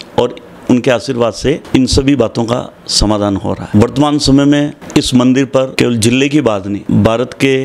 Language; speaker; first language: Hindi; native; Hindi